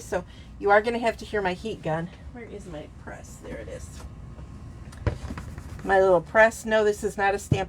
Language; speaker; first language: English; native; English